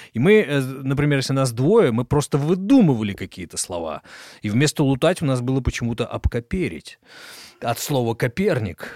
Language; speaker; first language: Russian; native; Russian